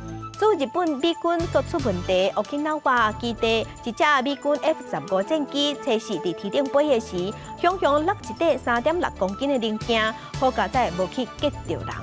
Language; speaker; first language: Chinese; native; Chinese